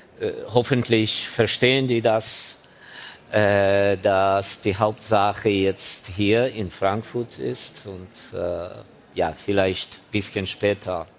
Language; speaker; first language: German; non-native, fluent; Ukrainian